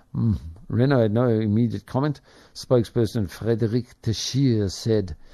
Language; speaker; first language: English; native; English